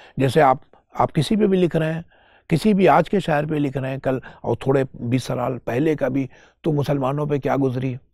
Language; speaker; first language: Hindi; native; Hindi